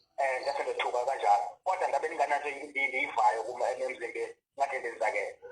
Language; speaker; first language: Zulu; non-native, local second language; Xhosa